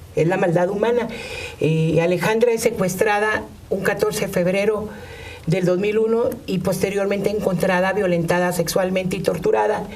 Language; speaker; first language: Spanish; native; Spanish